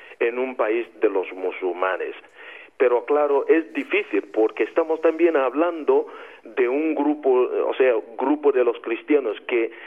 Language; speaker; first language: Spanish; non-native, fluent; Igbo